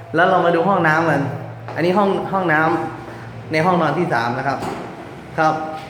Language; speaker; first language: Thai; native; Thai